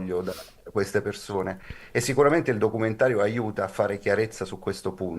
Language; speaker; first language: Italian; native; Italian